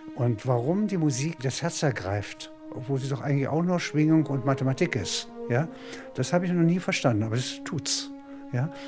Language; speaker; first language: German; native; German